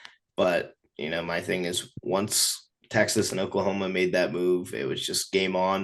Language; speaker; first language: English; native; English